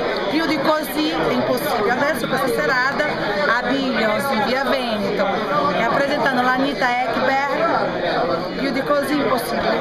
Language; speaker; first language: Italian; non-native, fluent; Portuguese